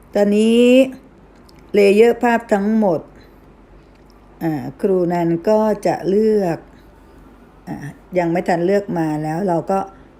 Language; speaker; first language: Thai; native; Thai